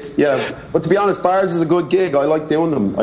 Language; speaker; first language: English; native; English